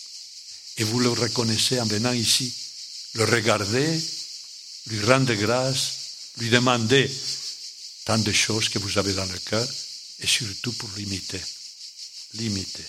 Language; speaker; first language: French; non-native, fluent; Spanish